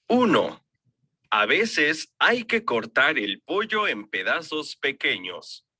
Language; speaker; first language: Spanish; non-native, learner; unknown